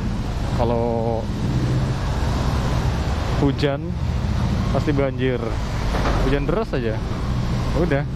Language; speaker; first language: Indonesian; native; Indonesian